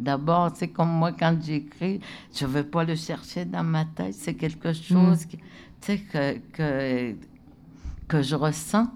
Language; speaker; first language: French; non-native, local second language; Innu-aimun